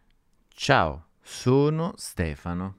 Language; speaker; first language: Italian; non-native, learner; English